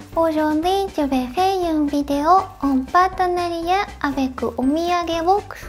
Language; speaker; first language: French; non-native, fluent; Japanese